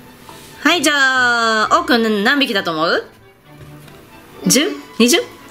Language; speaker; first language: Japanese; native; Japanese